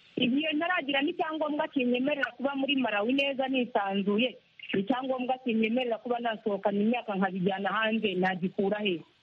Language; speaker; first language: Kinyarwanda; native; Kinyarwanda